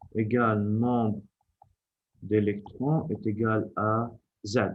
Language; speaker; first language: French; non-native, local second language; Arabic